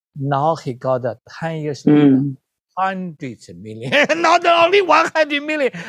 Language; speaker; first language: English; non-native, learner; Chinese